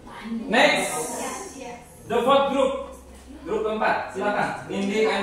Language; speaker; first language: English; non-native, fluent; Indonesian